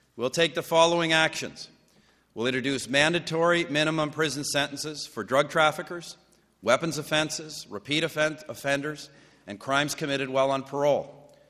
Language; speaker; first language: English; native; English